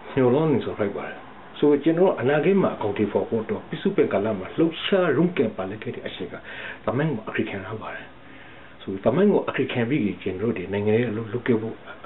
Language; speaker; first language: Burmese; native; Burmese